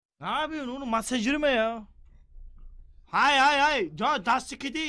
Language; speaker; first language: Turkish; native; Turkish